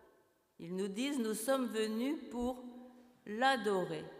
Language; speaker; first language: French; native; French